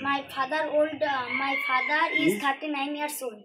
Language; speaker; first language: English; non-native, learner; Bangla